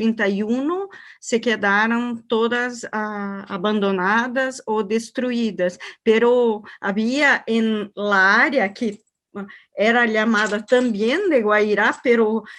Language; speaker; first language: Spanish; non-native, learner; Portuguese